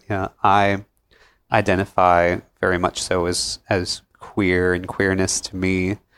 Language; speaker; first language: English; native; English